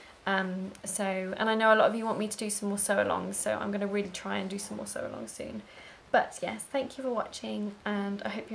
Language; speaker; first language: English; native; English